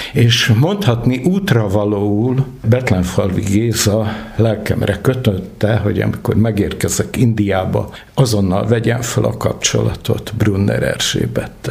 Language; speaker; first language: Hungarian; native; Hungarian